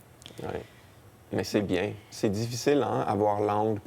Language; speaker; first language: French; native; French